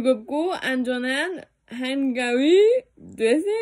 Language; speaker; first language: Korean; non-native, learner; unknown